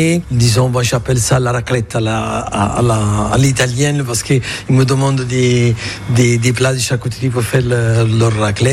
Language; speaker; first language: French; non-native, fluent; Italian